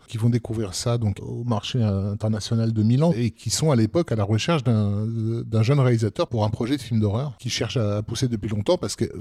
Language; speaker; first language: French; native; French